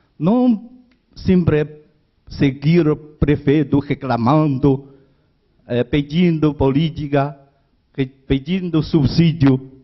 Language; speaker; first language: Portuguese; non-native, learner; Chinese